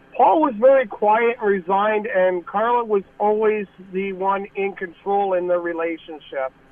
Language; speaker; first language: English; native; English